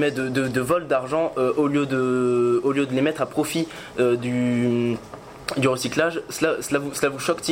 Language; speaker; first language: French; native; French